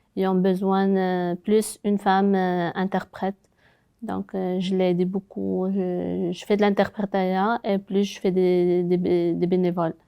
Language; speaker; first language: French; non-native, local second language; Arabic